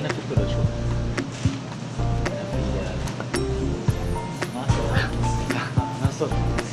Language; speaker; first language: Arabic; non-native, learner; Filipino